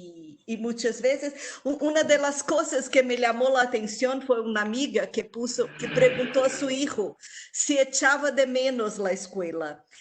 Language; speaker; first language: Spanish; non-native, local second language; Portuguese